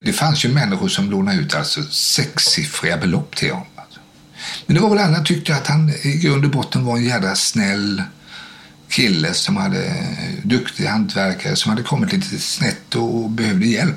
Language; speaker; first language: Swedish; native; Swedish